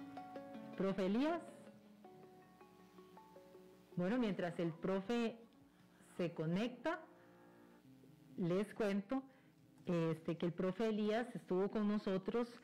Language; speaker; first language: Spanish; native; Spanish